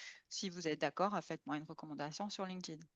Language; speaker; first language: French; native; French